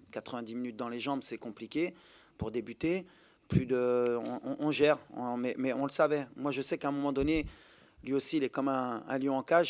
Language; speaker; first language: French; native; French